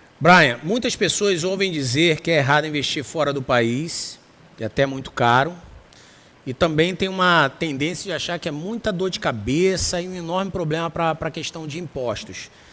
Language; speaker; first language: Portuguese; native; Portuguese